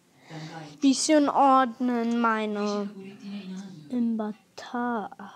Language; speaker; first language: German; non-native, learner; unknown